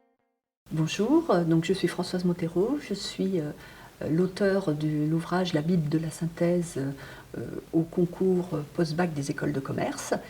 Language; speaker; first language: French; native; French